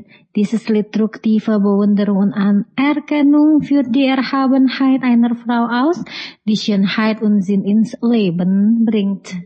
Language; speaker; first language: German; non-native, fluent; Indonesian